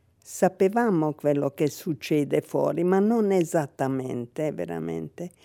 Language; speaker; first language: Italian; non-native, fluent; Hungarian